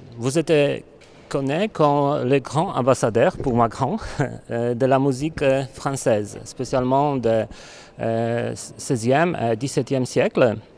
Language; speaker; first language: French; non-native, learner; Polish